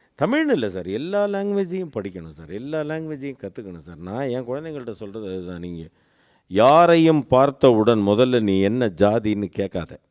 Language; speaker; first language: Tamil; native; Tamil